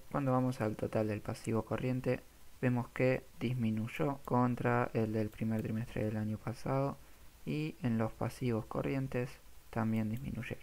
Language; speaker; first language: Spanish; native; Spanish